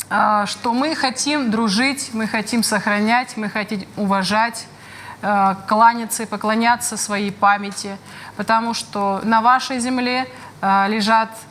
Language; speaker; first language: Russian; native; Russian